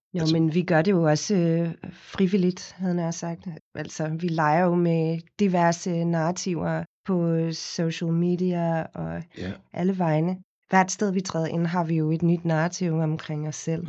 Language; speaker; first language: Danish; non-native, fluent; Afrikaans